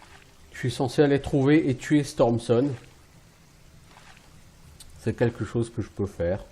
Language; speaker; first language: French; native; French